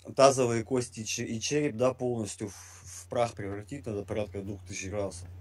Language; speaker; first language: Russian; native; Russian